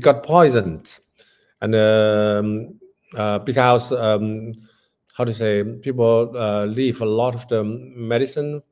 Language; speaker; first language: English; non-native, learner; Chinese